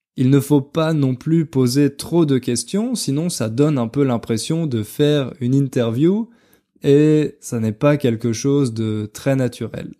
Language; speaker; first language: French; native; French